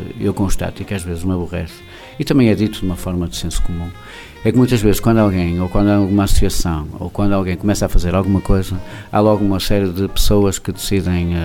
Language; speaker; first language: Portuguese; native; Portuguese